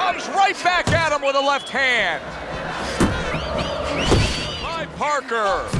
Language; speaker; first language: English; native; English